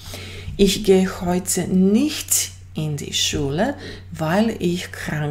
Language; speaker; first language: German; non-native, fluent; Bosnian